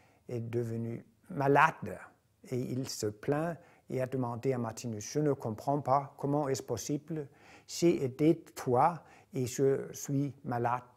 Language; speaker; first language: French; non-native, fluent; Danish